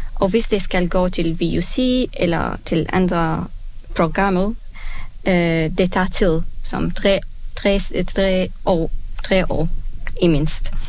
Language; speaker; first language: Danish; non-native, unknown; Arabic